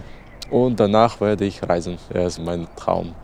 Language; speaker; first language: German; non-native, learner; Belarusian